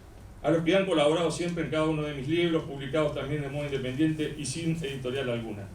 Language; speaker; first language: Spanish; native; Spanish